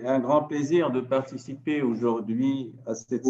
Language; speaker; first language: French; non-native, local second language; Arabic